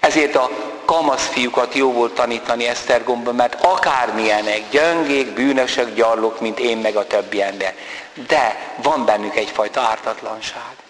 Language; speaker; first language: Hungarian; native; Hungarian